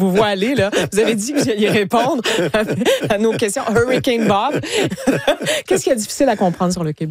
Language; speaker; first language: French; native; French